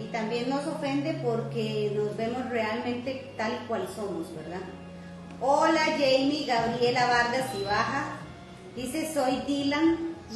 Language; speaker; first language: Spanish; native; Spanish